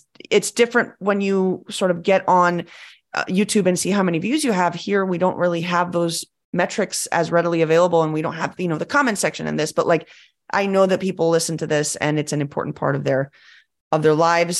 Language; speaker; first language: English; early bilingual, other home language; Spanish